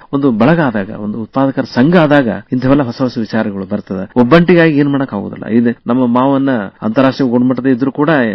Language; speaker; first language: Kannada; native; Kannada